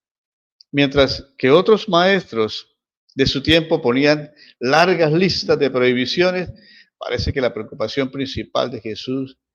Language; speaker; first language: Spanish; native; Spanish